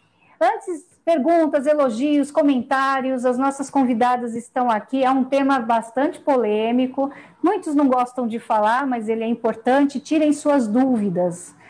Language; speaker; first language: Portuguese; native; Portuguese